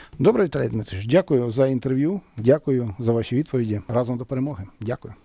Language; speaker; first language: Ukrainian; native; Ukrainian